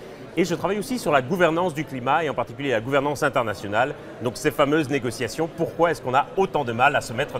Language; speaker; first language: French; native; French